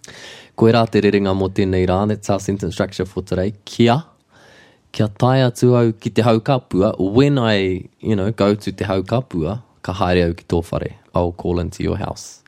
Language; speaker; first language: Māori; non-native, local second language; English